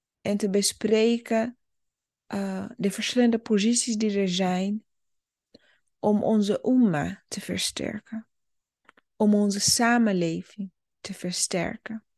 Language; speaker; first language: Dutch; early bilingual, other home language; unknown